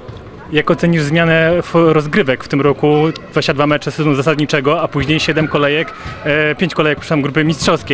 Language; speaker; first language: Polish; native; Polish